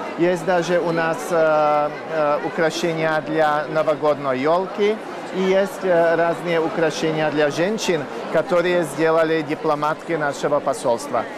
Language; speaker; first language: Russian; non-native, fluent; Czech